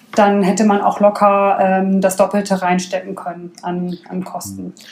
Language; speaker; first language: German; native; German